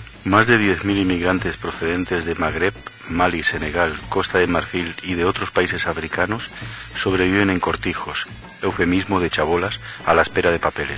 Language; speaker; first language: Spanish; native; Spanish